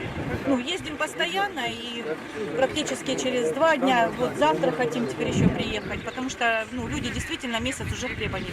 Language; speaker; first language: Russian; native; Russian